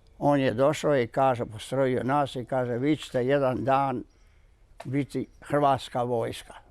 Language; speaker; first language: Bosnian; native; Bosnian